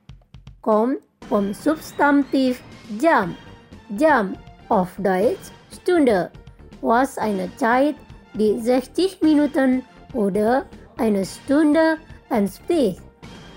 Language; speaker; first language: German; non-native, fluent; Indonesian